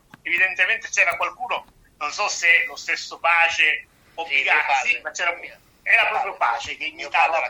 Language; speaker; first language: Italian; native; Italian